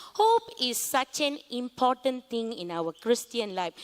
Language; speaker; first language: English; non-native, local second language; Tamil